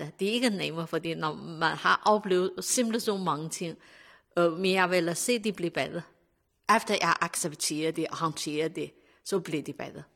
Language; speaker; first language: Danish; non-native, learner; Chinese